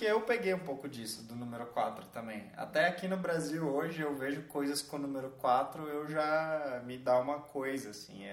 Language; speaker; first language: Portuguese; native; Portuguese